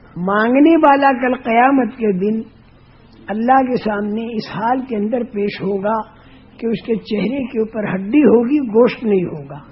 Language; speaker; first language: Urdu; non-native, local second language; Gujarati